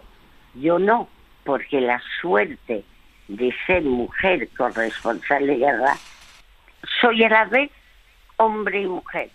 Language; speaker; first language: Spanish; early bilingual, other home language; French